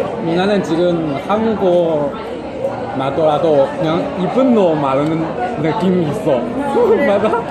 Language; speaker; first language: Korean; non-native, learner; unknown